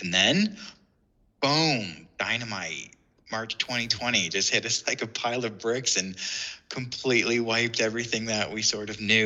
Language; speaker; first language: English; native; English